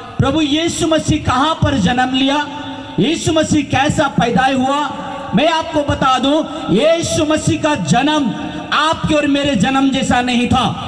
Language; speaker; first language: Hindi; non-native, local second language; Nepali